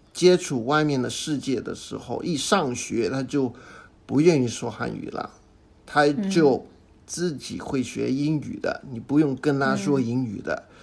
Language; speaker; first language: Chinese; non-native, fluent; English